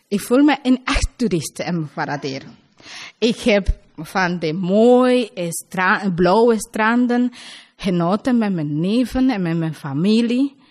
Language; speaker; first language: Dutch; non-native, learner; Spanish